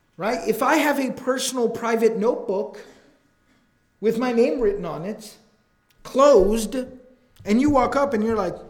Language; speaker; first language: English; native; English